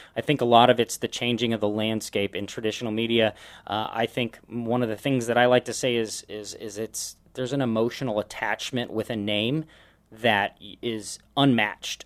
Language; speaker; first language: English; native; English